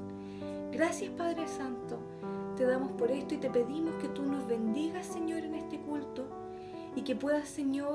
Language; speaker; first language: Spanish; native; Spanish